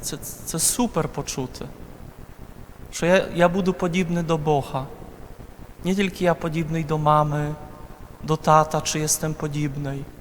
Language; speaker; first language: Ukrainian; non-native, fluent; Polish